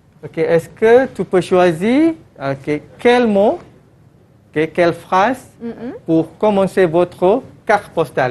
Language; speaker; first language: French; non-native, fluent; Malay